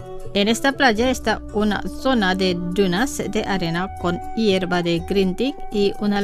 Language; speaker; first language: Spanish; non-native, fluent; Indonesian